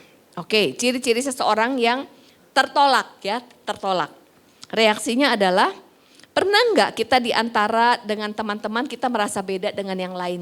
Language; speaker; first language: Indonesian; native; Indonesian